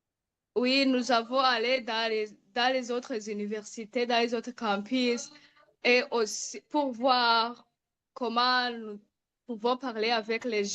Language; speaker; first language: French; non-native, local second language; Rundi